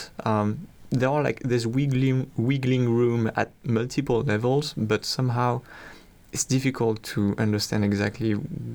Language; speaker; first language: English; non-native, fluent; French